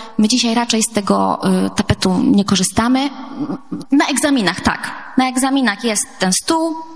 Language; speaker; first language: Polish; native; Polish